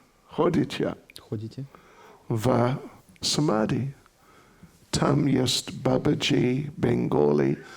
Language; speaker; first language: Russian; non-native, learner; English